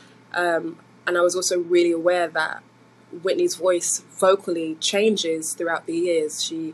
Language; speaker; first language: English; native; English